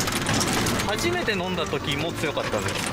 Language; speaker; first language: Japanese; native; Japanese